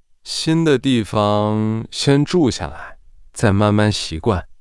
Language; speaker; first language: Chinese; non-native, fluent; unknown